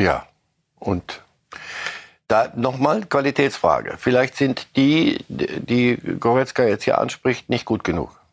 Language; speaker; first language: German; native; German